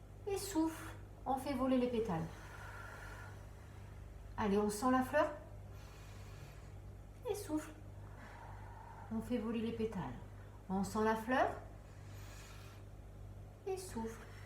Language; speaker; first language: French; native; French